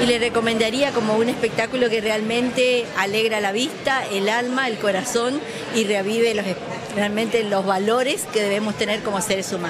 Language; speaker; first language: Spanish; native; Spanish